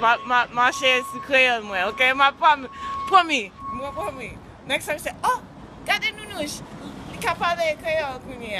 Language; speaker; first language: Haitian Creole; early bilingual, heritage; English